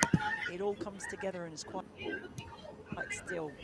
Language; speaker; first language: English; native; English